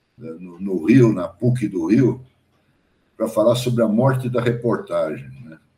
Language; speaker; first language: Portuguese; early bilingual, other home language; German